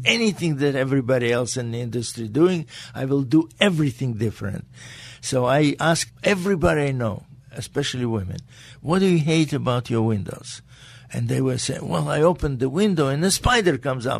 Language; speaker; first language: English; non-native, fluent; Latvian